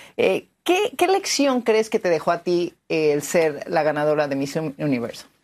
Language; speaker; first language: Spanish; native; Spanish